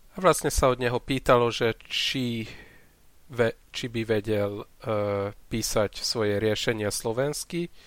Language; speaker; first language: Slovak; non-native, local second language; Hungarian